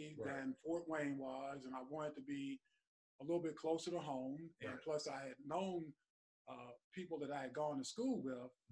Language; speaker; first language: English; native; English